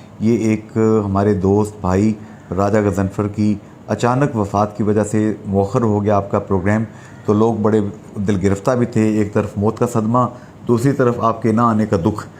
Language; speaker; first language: Urdu; non-native, local second language; Pahari-Potwari